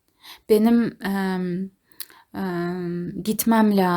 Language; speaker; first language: Turkish; non-native, learner; Kazakh